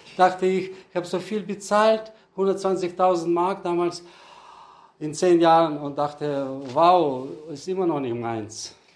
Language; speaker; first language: German; early bilingual, heritage; German